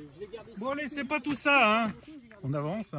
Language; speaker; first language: French; native; French